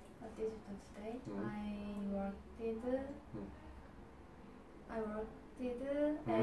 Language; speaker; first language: English; non-native, learner; Korean